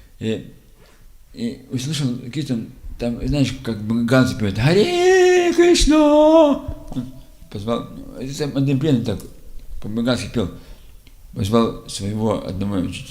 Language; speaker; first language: Russian; non-native, local second language; Lithuanian